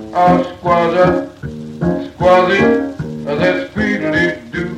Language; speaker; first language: English; native; English